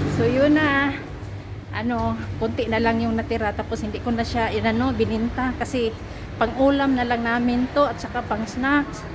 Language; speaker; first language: Filipino; non-native, local second language; Cebuano